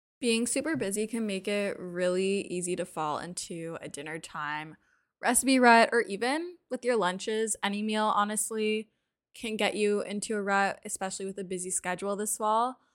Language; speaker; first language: English; native; English